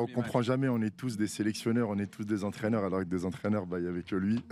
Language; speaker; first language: French; native; French